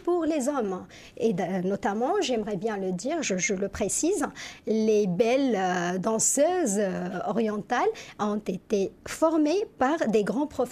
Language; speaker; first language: French; non-native, local second language; Arabic